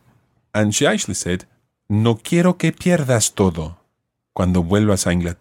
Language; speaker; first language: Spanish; non-native, fluent; English